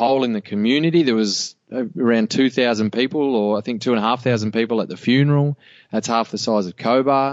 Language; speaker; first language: English; native; English